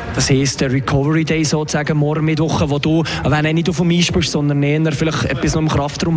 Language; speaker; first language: German; native; German